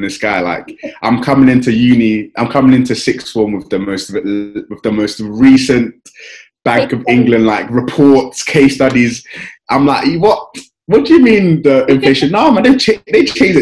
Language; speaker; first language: English; native; English